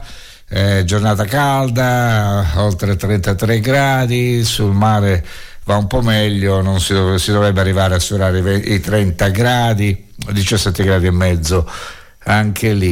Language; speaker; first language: Italian; native; Italian